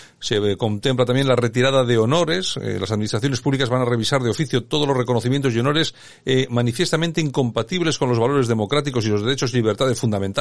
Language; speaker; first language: Spanish; native; Spanish